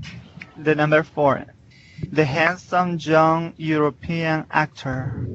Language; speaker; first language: English; non-native, learner; Spanish